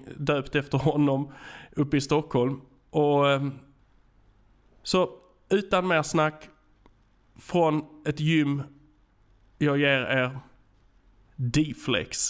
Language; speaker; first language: Swedish; native; Swedish